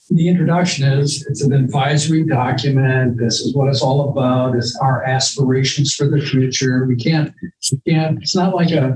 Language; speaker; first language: English; native; English